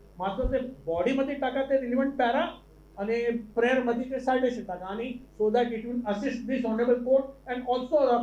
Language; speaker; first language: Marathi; non-native, local second language; Urdu